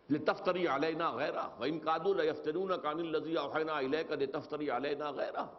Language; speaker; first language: Urdu; native; Urdu